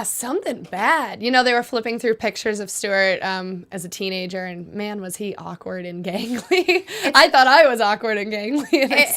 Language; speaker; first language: English; native; English